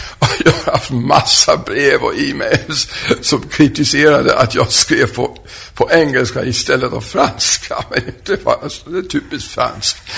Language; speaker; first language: Swedish; non-native, fluent; French